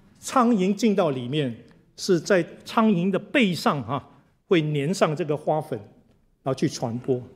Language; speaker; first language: Chinese; native; Chinese